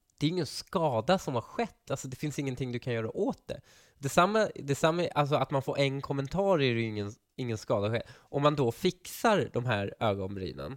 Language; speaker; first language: Swedish; early bilingual, other home language; Persian